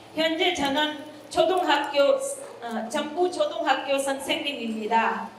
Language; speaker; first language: Korean; non-native, learner; Hindi